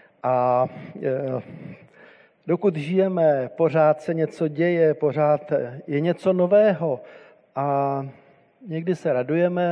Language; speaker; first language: Czech; native; Czech